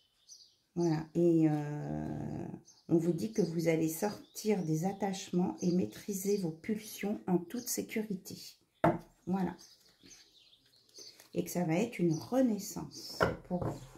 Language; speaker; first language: French; native; French